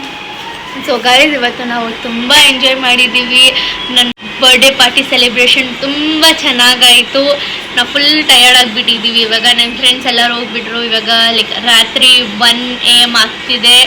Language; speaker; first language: Kannada; non-native, local second language; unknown